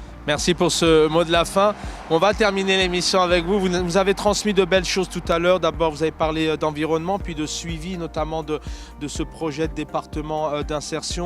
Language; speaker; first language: French; native; French